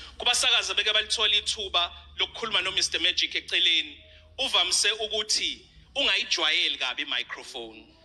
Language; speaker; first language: Zulu; native; Zulu